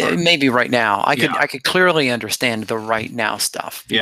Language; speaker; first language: English; native; English